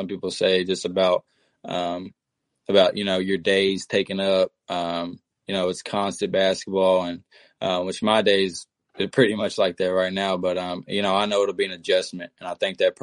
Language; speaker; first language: English; native; English